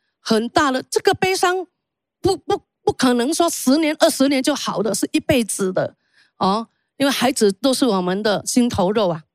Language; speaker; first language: Chinese; early bilingual, heritage; Chinese